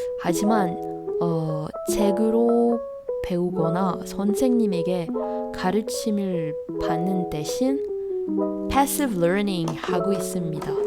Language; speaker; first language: Korean; non-native, learner; Malagasy